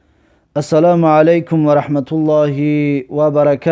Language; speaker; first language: Arabic; non-native, fluent; Persian